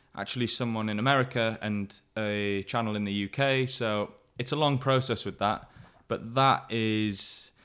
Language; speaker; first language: English; native; English